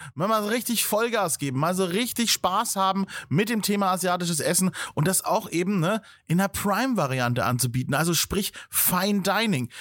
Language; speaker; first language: German; native; German